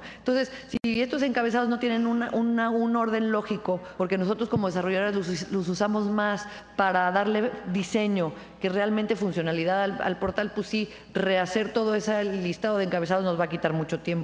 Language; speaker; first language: Spanish; native; Spanish